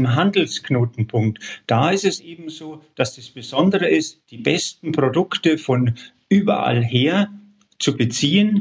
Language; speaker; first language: German; native; German